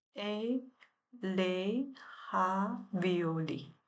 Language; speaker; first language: French; non-native, learner; Chinese